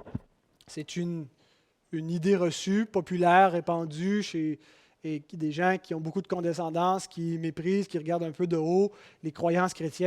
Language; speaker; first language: French; native; French